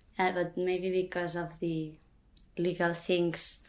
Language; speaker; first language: English; non-native, fluent; Catalan